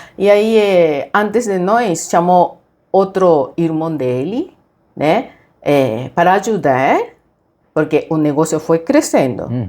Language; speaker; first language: Portuguese; non-native, fluent; Japanese